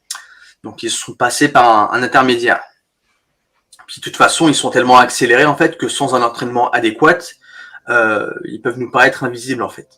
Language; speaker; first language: French; native; French